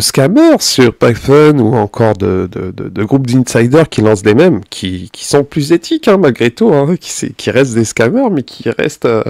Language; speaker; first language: French; native; French